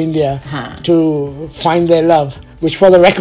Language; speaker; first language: English; native; English